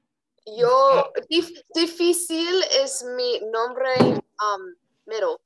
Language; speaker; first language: Spanish; non-native, learner; English